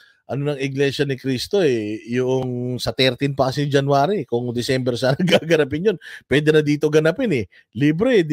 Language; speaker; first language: Filipino; native; Filipino